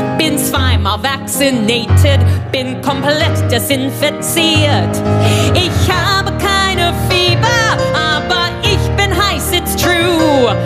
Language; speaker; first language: German; non-native, fluent; English